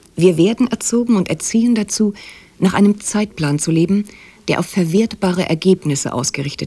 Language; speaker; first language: German; native; German